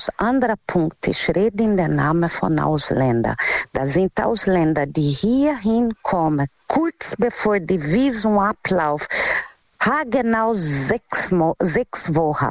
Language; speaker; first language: German; non-native, learner; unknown